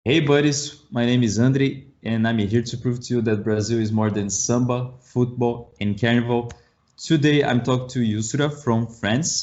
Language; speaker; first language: English; non-native, learner; Portuguese